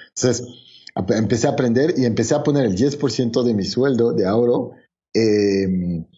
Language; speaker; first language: Spanish; non-native, fluent; French